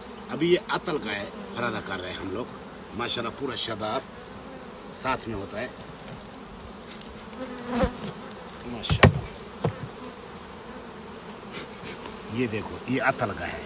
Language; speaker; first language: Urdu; non-native, learner; Nepali